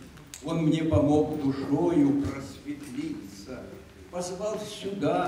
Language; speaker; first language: Russian; native; Russian